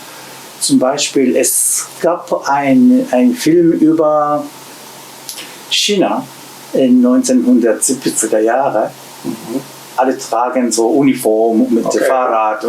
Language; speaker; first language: German; non-native, learner; Japanese